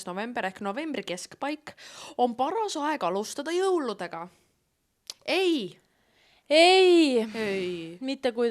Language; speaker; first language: Estonian; native; Estonian